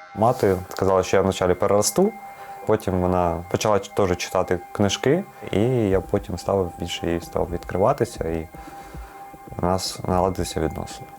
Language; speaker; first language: Ukrainian; native; Ukrainian